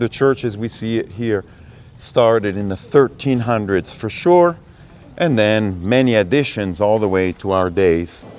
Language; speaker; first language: English; non-native, fluent; Italian